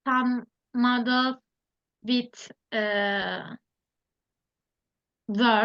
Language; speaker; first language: English; non-native, learner; Turkish